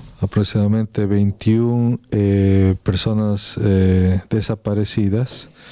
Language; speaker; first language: Spanish; native; Spanish